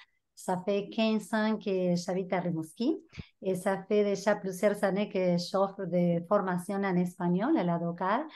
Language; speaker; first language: French; non-native, fluent; Spanish